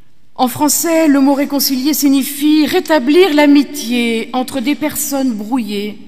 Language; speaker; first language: French; native; French